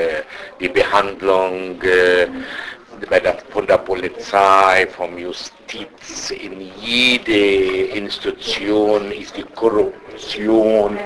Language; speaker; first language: German; non-native, fluent; Arabic